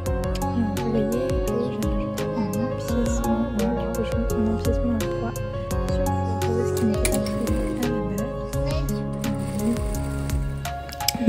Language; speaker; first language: French; native; French